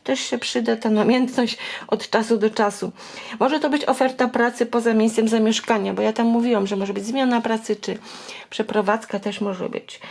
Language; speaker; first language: Polish; native; Polish